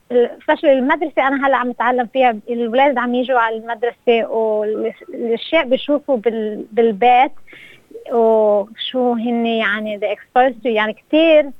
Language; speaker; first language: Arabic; early bilingual, heritage; Arabic